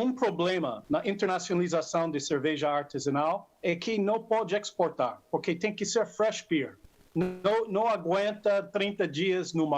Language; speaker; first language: Portuguese; non-native, fluent; English